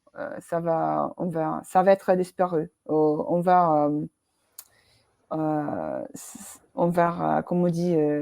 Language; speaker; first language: French; non-native, fluent; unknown